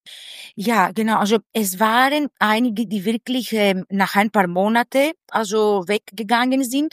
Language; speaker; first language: German; non-native, fluent; Greek